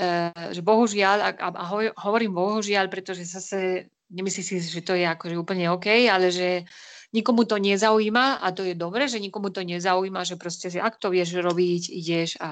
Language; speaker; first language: Slovak; non-native, fluent; Spanish